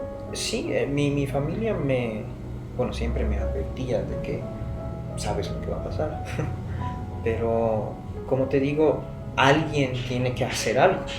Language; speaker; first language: Spanish; non-native, fluent; Persian